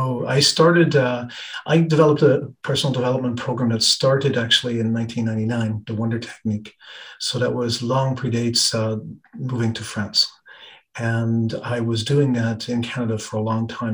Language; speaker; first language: English; native; English